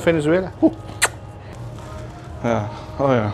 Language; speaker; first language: Dutch; non-native, learner; Spanish